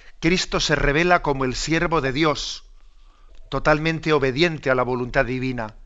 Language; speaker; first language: Spanish; native; Spanish